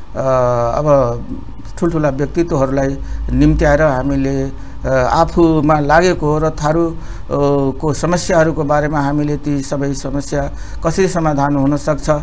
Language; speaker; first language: Nepali; non-native, local second language; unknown